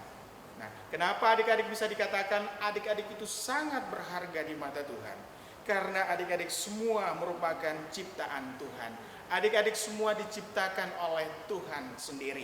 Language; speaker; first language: Indonesian; native; Indonesian